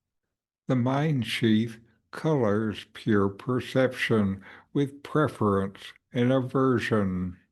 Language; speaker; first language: English; native; English